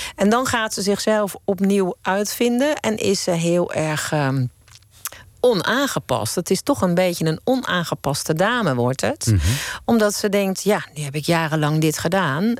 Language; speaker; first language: Dutch; native; Dutch